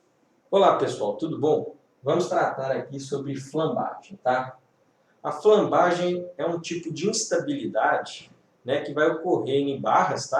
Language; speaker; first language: Portuguese; native; Portuguese